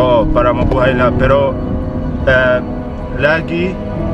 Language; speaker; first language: Filipino; non-native, learner; Arabic